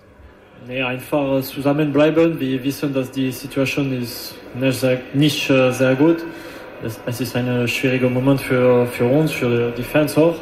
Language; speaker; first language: German; non-native, fluent; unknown